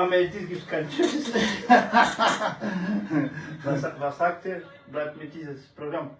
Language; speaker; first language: German; non-native, learner; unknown